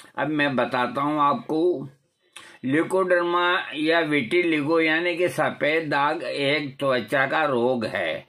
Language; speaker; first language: Hindi; non-native, local second language; Marwari